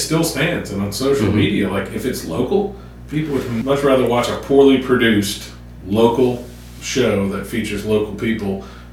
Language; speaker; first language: English; native; English